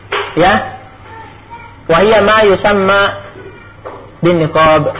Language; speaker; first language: Arabic; non-native, fluent; Indonesian